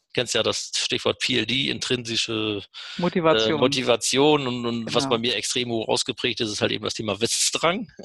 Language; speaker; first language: German; native; German